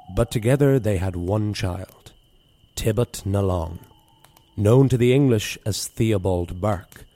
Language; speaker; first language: English; native; English